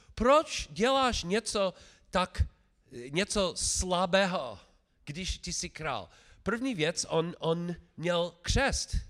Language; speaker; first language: Czech; non-native, learner; English